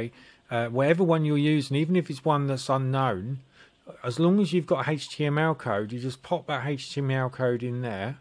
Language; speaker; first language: English; native; English